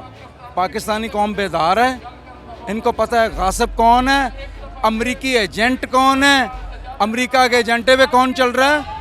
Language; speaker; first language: Urdu; non-native, local second language; Punjabi